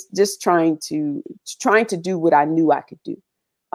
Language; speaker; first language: English; native; English